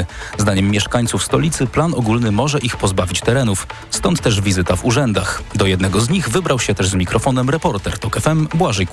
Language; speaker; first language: Polish; native; Polish